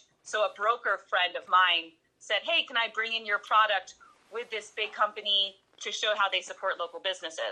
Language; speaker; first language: English; native; English